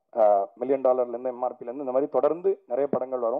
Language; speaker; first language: Tamil; native; Tamil